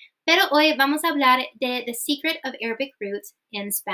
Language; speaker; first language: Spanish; non-native, fluent; English